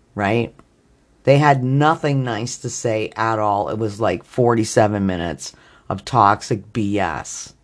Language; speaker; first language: English; native; English